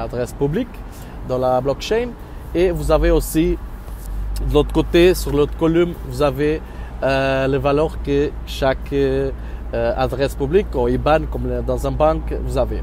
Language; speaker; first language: French; non-native, learner; Portuguese